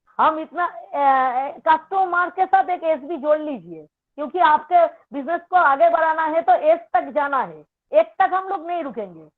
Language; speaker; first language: Hindi; non-native, local second language; Bangla